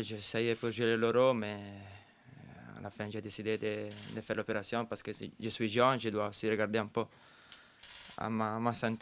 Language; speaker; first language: French; non-native, fluent; Italian